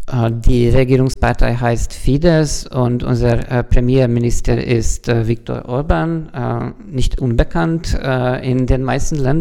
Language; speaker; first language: German; non-native, fluent; Hungarian